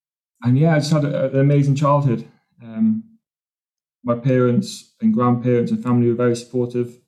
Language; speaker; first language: English; native; English